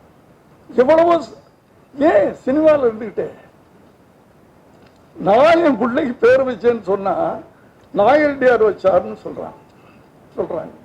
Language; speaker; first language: Tamil; native; Tamil